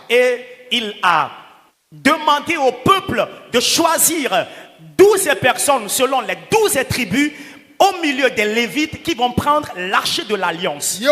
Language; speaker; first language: French; non-native, local second language; Ewe